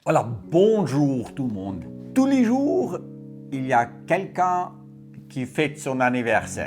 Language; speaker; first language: French; non-native, fluent; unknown